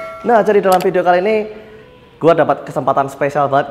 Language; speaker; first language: Indonesian; native; Indonesian